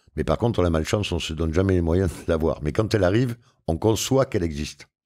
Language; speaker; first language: French; native; French